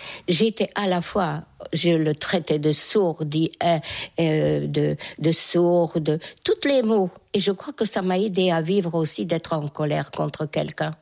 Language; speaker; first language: French; non-native, fluent; Hungarian